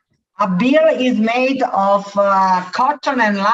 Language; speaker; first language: English; non-native, learner; Italian